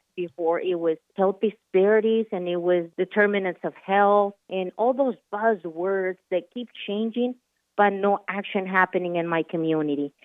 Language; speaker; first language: English; non-native, fluent; Spanish